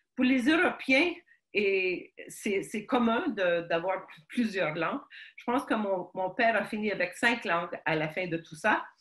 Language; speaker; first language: French; early bilingual, other home language; Ukrainian